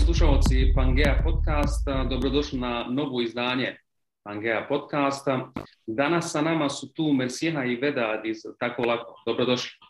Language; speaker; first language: Croatian; early bilingual, heritage; Bosnian